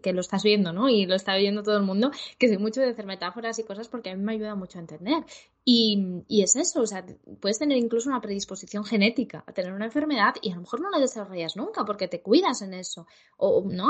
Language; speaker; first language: Spanish; native; Spanish